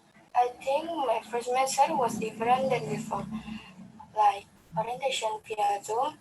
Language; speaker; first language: English; non-native, learner; Indonesian